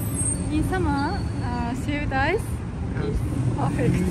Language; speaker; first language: English; non-native, learner; Japanese